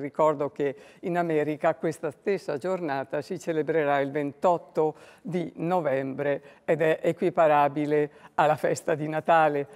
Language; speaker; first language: Italian; native; Italian